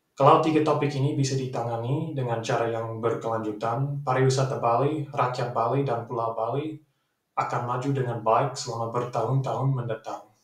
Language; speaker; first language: Indonesian; non-native, fluent; English